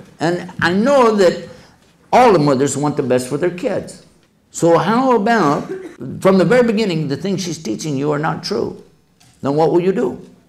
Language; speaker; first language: English; native; English